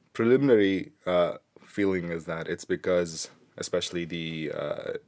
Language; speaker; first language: English; non-native, local second language; Punjabi